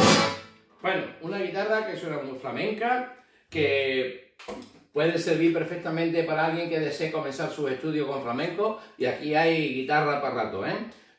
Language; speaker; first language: Spanish; native; Spanish